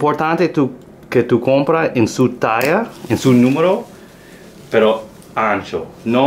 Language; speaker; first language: Spanish; non-native, learner; English